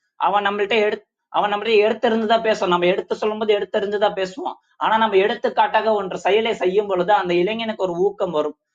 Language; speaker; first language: Tamil; non-native, local second language; Urdu